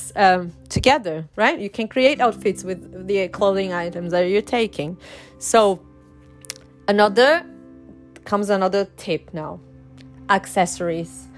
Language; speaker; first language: English; non-native, fluent; Portuguese